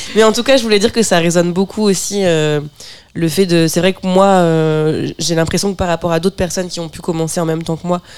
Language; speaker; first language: French; native; French